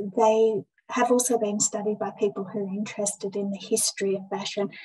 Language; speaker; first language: English; native; English